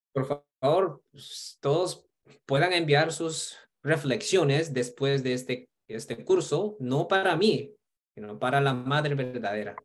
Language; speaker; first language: Spanish; non-native, fluent; Korean